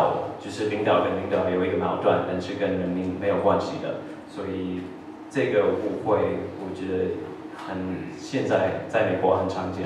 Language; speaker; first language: Chinese; early bilingual, heritage; English